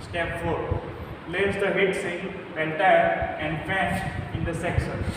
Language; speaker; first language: English; non-native, local second language; Gujarati